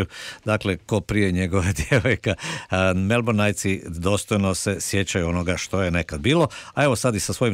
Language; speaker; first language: Croatian; native; Croatian